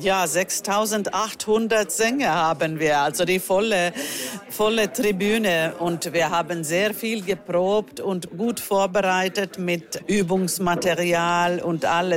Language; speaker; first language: German; non-native, fluent; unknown